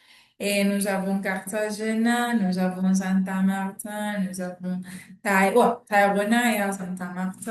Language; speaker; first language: French; non-native, learner; Spanish